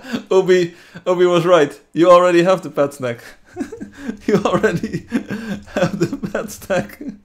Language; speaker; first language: English; non-native, fluent; Dutch